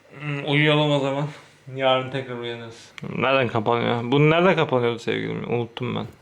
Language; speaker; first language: Turkish; native; Turkish